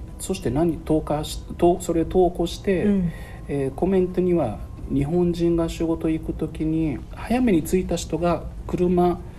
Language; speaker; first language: Japanese; non-native, fluent; Arabic